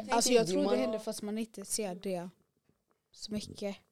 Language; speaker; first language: Swedish; early bilingual, other home language; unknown